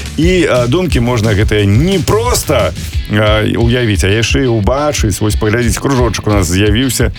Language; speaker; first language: Belarusian; native; Belarusian